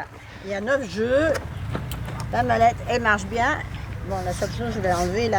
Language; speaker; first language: French; native; French